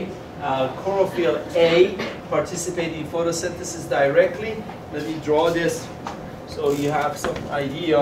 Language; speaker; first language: English; non-native, fluent; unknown